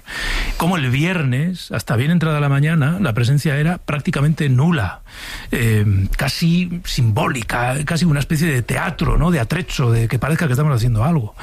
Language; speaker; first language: Spanish; native; Spanish